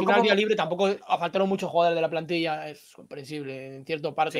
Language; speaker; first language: Spanish; native; Spanish